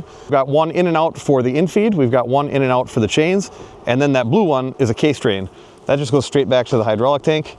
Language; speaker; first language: English; native; English